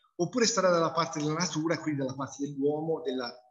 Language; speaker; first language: Italian; native; Italian